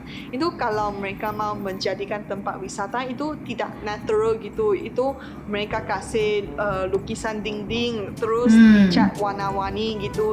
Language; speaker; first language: Indonesian; non-native, fluent; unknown